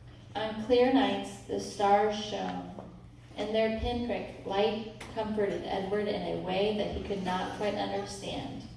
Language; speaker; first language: English; native; English